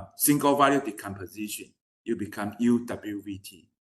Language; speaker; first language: English; non-native, fluent; Chinese